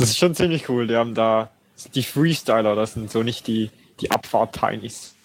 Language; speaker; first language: German; native; German